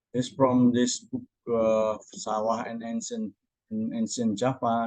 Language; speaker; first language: English; non-native, learner; Indonesian